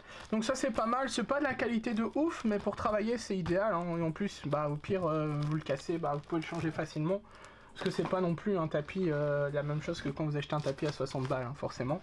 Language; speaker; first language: French; native; French